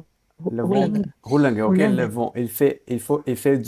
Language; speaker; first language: French; non-native, fluent; Sinhala